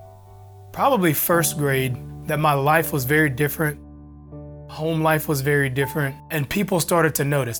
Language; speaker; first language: English; native; English